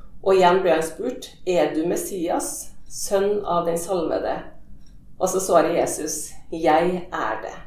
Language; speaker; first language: Norwegian; native; Norwegian